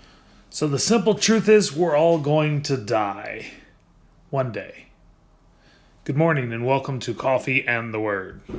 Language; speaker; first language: English; native; English